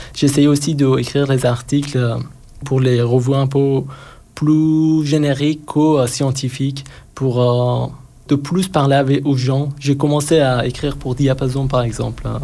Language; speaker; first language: French; non-native, fluent; Persian